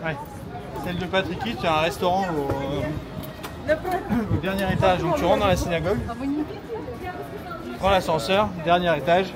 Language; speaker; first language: French; native; French